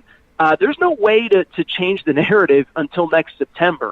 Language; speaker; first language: English; native; English